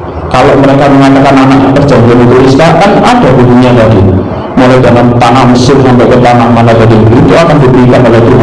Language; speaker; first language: Indonesian; native; Indonesian